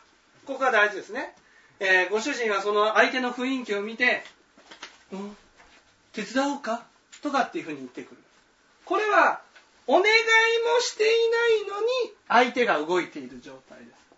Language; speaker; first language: Japanese; native; Japanese